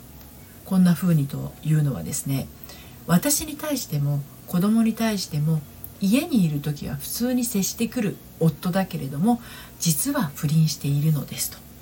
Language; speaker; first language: Japanese; native; Japanese